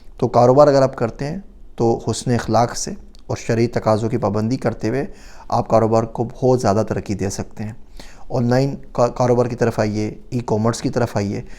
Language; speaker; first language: Urdu; native; Urdu